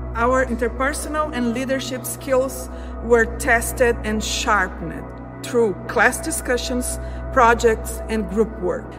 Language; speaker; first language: English; non-native, fluent; Portuguese